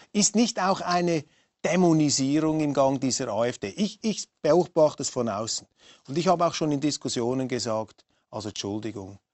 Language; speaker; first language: German; native; German